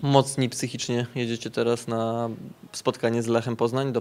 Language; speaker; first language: Polish; native; Polish